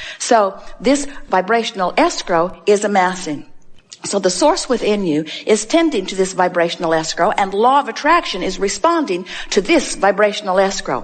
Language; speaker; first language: English; native; English